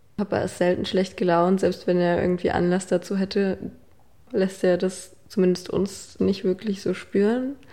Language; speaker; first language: German; native; German